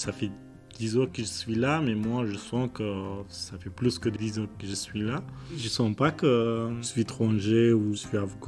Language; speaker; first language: French; non-native, learner; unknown